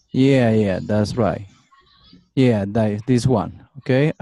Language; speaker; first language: English; non-native, learner; Spanish